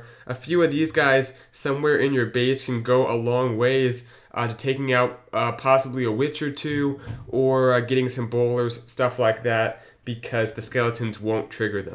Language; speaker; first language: English; native; English